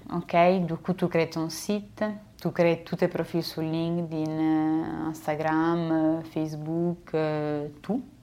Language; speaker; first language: French; non-native, fluent; Italian